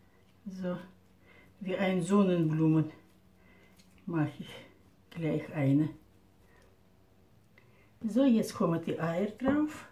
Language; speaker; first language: German; non-native, fluent; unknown